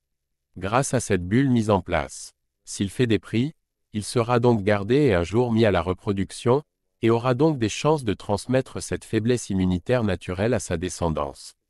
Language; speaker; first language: French; native; French